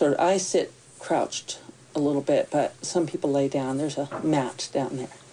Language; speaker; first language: English; native; English